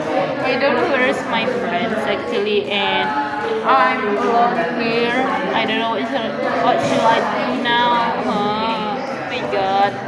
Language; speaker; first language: English; non-native, learner; Indonesian